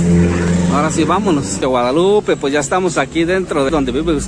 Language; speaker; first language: Spanish; native; Spanish